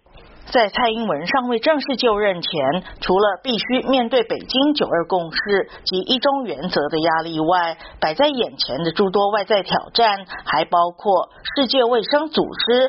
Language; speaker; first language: Chinese; native; Chinese